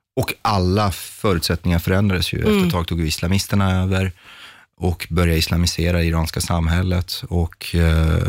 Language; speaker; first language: Swedish; early bilingual, other home language; Persian